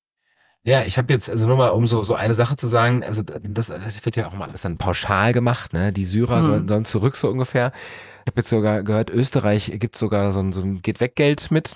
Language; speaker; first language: German; native; German